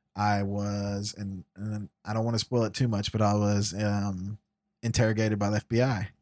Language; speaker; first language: English; native; English